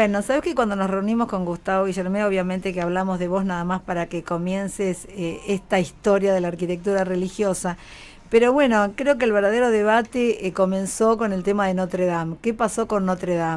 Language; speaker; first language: Spanish; native; Spanish